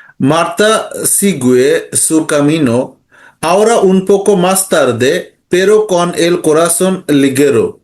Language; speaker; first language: Spanish; non-native, learner; Bangla